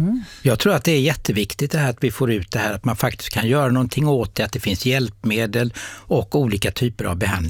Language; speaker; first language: Swedish; native; Swedish